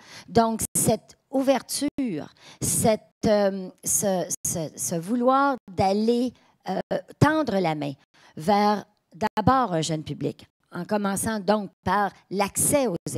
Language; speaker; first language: French; native; French